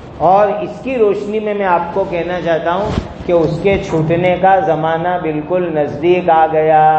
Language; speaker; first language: Urdu; non-native, local second language; Gujarati